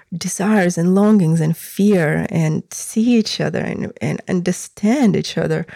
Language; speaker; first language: English; non-native, fluent; Russian